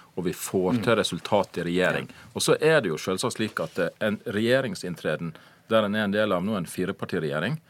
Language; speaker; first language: Norwegian; native; Norwegian